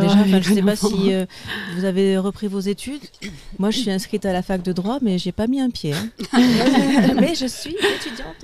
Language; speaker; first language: French; native; French